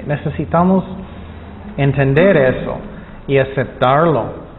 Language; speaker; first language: Spanish; non-native, fluent; English